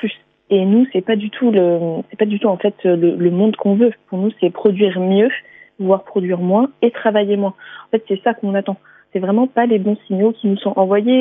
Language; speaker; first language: French; native; French